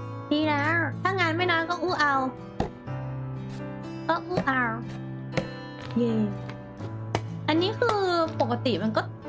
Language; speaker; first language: Japanese; non-native, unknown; Thai